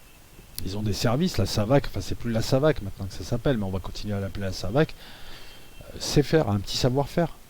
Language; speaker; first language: French; native; French